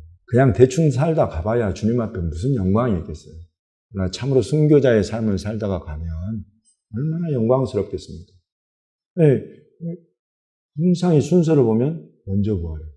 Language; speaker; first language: Korean; native; Korean